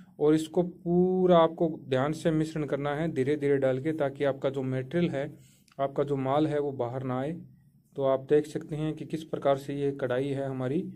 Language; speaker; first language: Hindi; native; Hindi